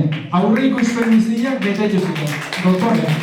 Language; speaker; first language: Basque; native; Basque